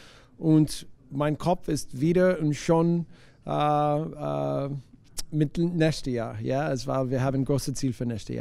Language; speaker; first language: German; non-native, learner; English